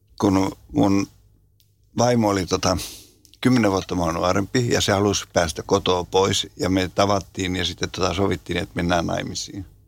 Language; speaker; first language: Finnish; native; Finnish